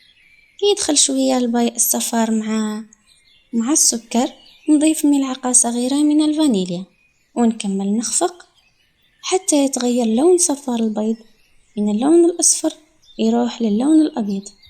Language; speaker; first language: Arabic; native; Arabic